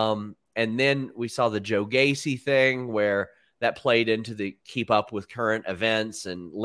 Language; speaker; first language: English; native; English